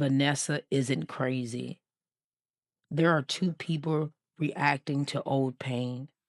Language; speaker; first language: English; native; English